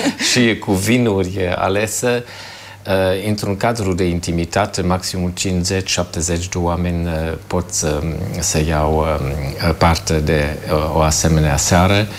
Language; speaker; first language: Romanian; non-native, fluent; German